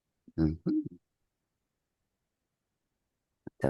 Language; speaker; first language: French; native; French